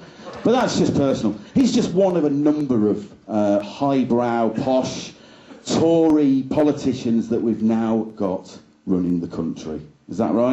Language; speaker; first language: English; native; English